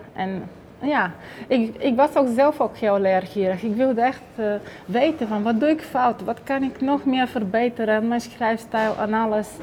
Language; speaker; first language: Dutch; non-native, fluent; Bulgarian